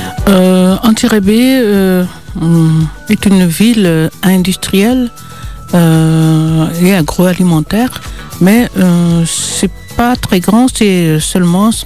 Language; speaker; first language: French; non-native, local second language; Malagasy